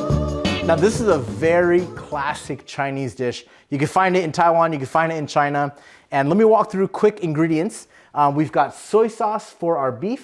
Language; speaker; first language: English; native; English